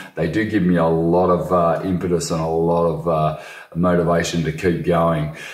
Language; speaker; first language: English; native; English